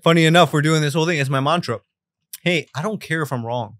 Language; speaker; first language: English; early bilingual, other home language; Spanish